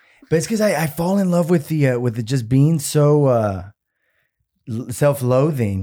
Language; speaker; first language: English; early bilingual, other home language; Spanish